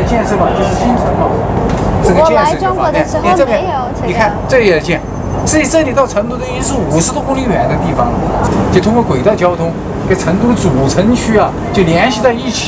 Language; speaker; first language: Chinese; native; Chinese